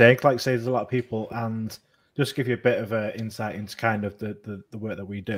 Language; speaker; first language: English; native; English